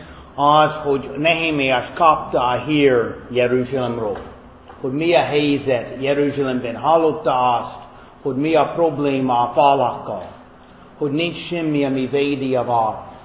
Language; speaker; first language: Hungarian; non-native, fluent; German